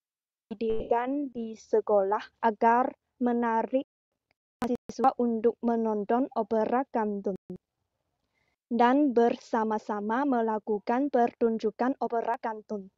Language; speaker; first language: Indonesian; non-native, learner; Chinese